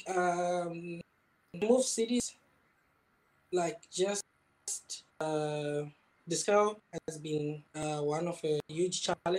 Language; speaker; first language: English; non-native, local second language; Shona